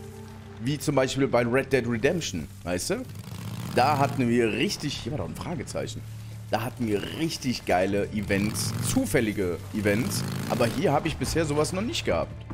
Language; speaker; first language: German; native; German